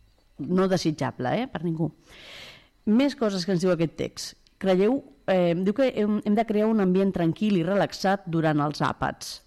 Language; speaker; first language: Catalan; native; Catalan